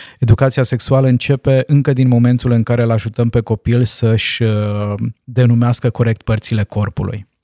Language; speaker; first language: Romanian; non-native, local second language; Hungarian